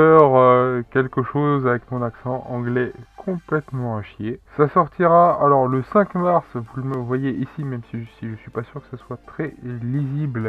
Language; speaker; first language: French; native; French